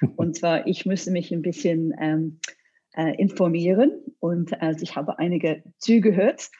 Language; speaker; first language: German; non-native, learner; English